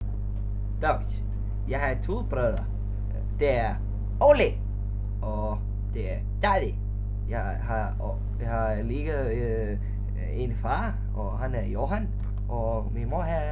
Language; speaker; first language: Danish; non-native, learner; Icelandic